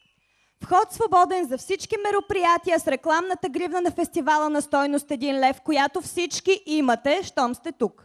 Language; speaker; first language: Bulgarian; native; Bulgarian